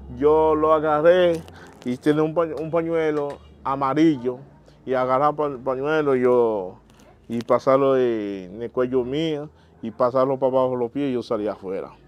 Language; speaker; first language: Spanish; non-native, learner; Haitian Creole